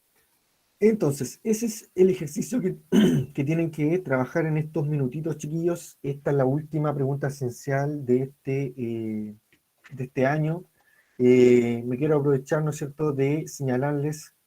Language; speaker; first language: Spanish; native; Spanish